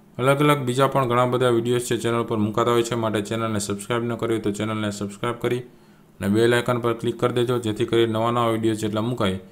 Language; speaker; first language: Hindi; non-native, local second language; Gujarati